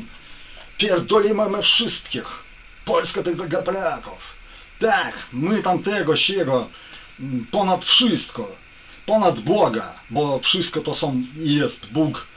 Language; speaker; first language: Polish; non-native, learner; Ukrainian